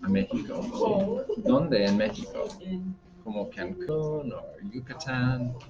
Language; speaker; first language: Spanish; non-native, fluent; English